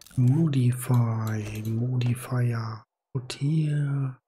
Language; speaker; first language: English; non-native, fluent; German